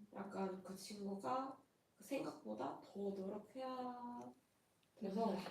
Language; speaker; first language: Korean; non-native, fluent; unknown